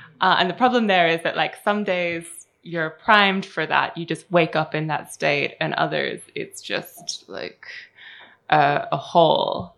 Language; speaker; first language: English; native; English